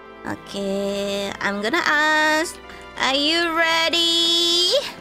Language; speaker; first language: English; non-native, fluent; Indonesian